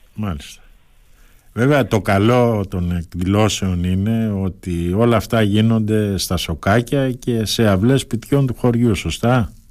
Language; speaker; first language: Greek; native; Greek